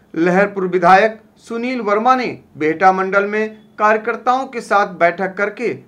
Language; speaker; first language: Hindi; native; Hindi